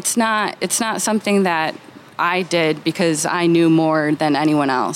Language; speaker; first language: English; native; English